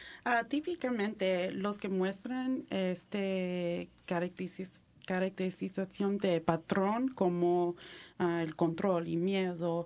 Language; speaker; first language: Spanish; early bilingual, heritage; Spanish